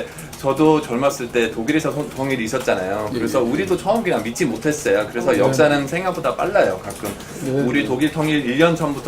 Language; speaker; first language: Korean; non-native, fluent; German